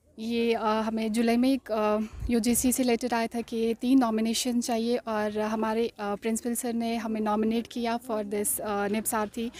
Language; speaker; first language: Hindi; non-native, local second language; Kashmiri